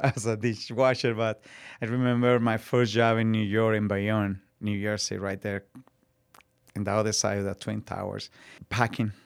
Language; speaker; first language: English; non-native, learner; Spanish